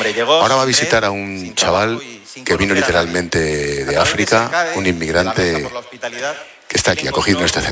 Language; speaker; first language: Spanish; native; Spanish